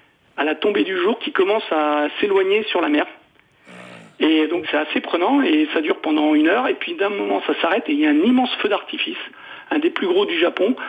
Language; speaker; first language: French; native; French